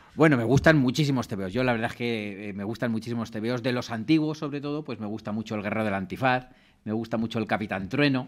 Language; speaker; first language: Spanish; native; Spanish